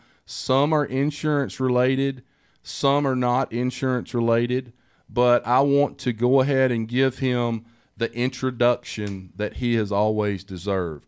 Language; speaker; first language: English; native; English